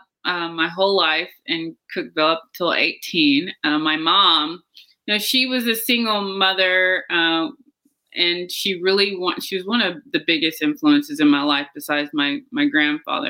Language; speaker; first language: English; native; English